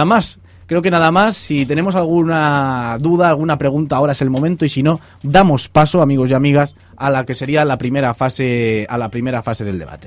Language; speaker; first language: Spanish; native; Spanish